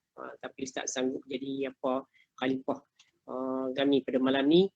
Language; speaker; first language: Malay; native; Malay